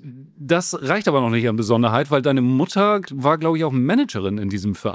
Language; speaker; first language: German; native; German